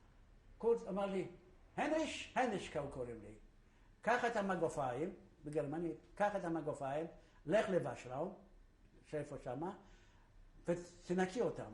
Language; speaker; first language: Hebrew; non-native, fluent; Polish